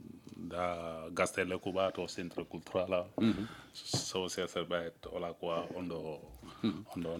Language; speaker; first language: Basque; non-native, learner; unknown